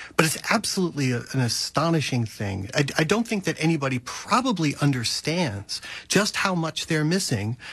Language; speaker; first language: English; native; English